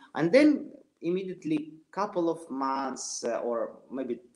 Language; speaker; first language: English; non-native, fluent; Russian